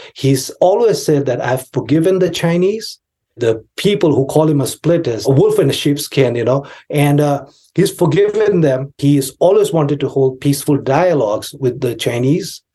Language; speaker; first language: English; non-native, local second language; Tibetan